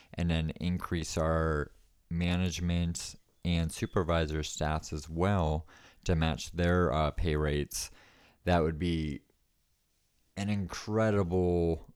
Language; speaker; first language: English; native; English